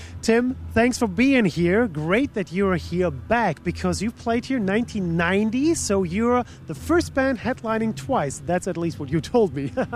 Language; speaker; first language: English; non-native, fluent; German